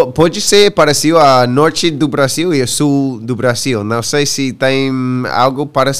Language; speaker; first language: Portuguese; non-native, learner; English